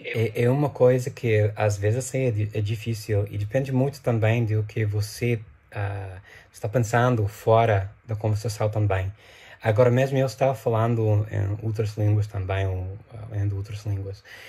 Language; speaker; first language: Portuguese; non-native, fluent; English